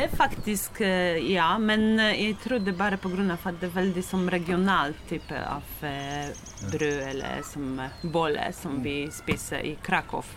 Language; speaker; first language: Norwegian; non-native, learner; Polish